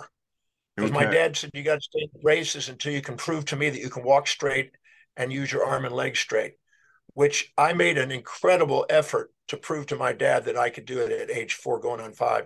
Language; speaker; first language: English; native; English